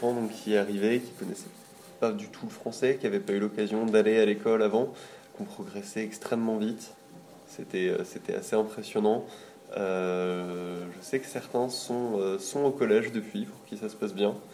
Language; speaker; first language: French; native; French